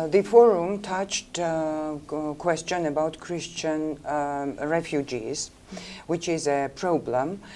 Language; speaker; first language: English; non-native, fluent; Georgian